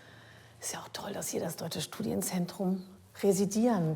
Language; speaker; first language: German; native; German